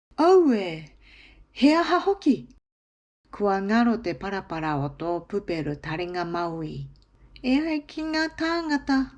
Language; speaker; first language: Māori; non-native, learner; Japanese